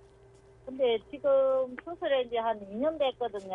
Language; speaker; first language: Korean; native; Korean